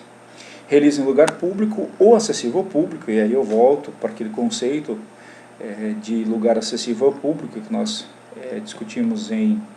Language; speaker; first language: Portuguese; native; Portuguese